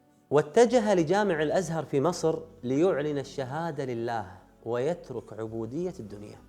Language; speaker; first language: Arabic; native; Arabic